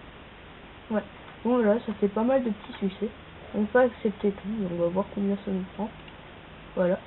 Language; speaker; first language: French; native; French